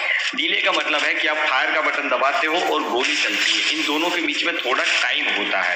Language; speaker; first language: Hindi; native; Hindi